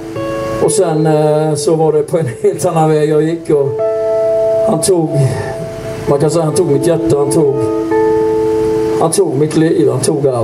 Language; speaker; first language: Swedish; native; Swedish